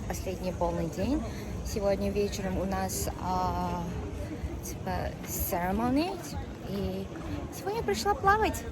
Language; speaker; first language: Russian; non-native, fluent; Korean